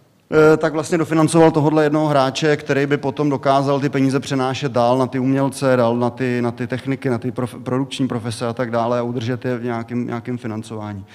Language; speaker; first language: Czech; native; Czech